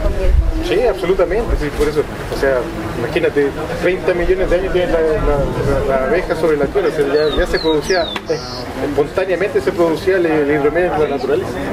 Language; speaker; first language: Spanish; native; Spanish